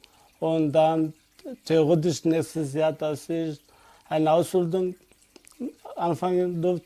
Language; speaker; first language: German; non-native, learner; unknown